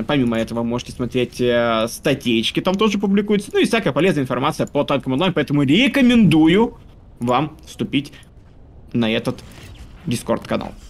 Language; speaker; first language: Russian; native; Russian